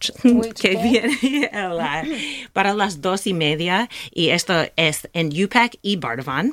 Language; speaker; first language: Spanish; non-native, learner; English